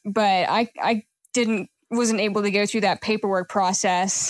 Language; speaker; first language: English; native; English